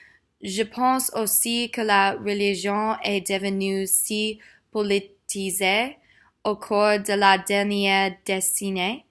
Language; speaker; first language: French; non-native, learner; English